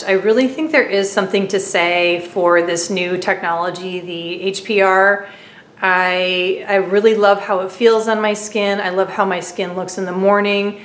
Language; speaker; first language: English; native; English